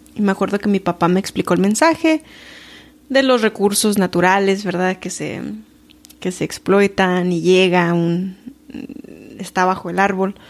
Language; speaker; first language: Spanish; early bilingual, heritage; Spanish